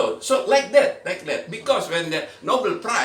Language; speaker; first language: English; non-native, learner; Indonesian